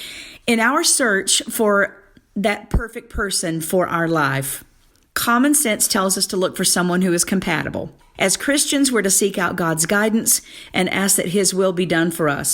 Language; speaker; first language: English; native; English